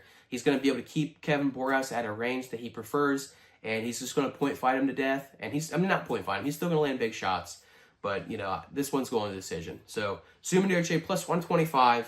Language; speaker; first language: English; native; English